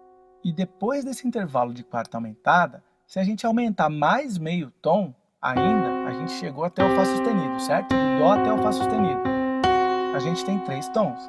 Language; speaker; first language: Portuguese; native; Portuguese